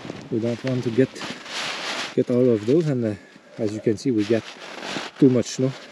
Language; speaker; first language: English; non-native, fluent; French